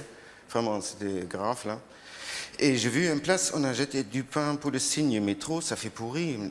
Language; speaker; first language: French; non-native, learner; German